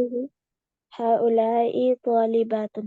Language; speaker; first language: Arabic; non-native, learner; Urdu